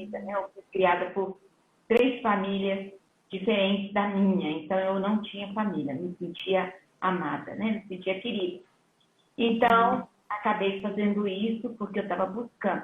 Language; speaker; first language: Portuguese; native; Portuguese